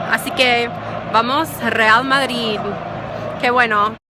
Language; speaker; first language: Spanish; non-native, learner; English